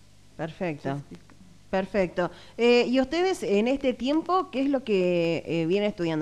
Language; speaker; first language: Spanish; native; Spanish